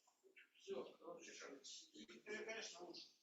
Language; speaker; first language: Russian; native; Russian